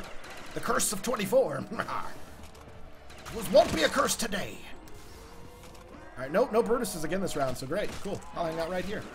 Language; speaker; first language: English; native; English